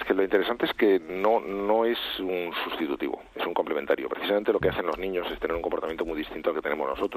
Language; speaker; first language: Spanish; native; Spanish